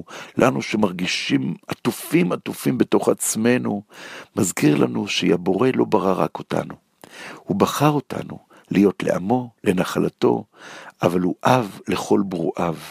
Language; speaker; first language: Hebrew; native; Hebrew